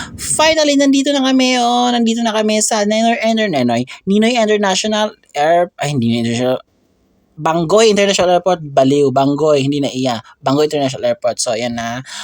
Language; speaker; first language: Filipino; non-native, local second language; Cebuano